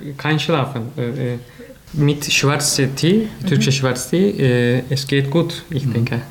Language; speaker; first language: German; non-native, learner; Turkish